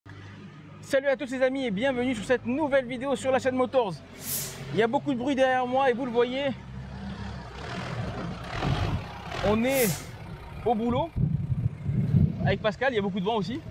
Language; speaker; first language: French; native; French